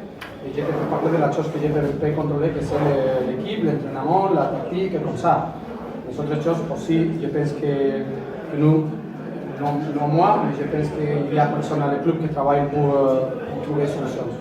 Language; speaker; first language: French; non-native, fluent; Spanish